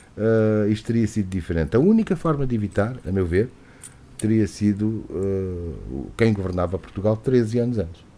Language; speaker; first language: Portuguese; native; Portuguese